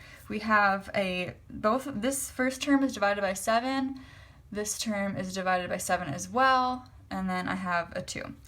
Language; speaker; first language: English; native; English